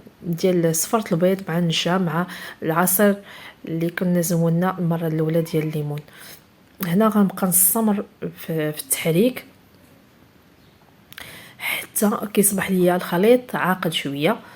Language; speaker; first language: Arabic; native; Arabic